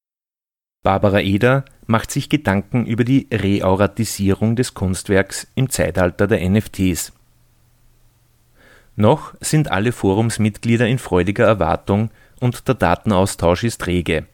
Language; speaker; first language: German; native; German